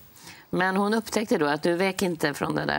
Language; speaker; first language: Swedish; native; Swedish